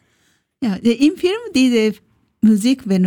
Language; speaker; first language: German; non-native, learner; Japanese